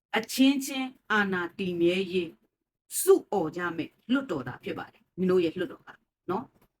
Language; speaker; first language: Burmese; native; Burmese